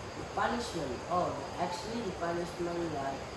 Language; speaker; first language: English; non-native, learner; Indonesian